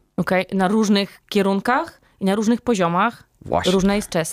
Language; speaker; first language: Polish; native; Polish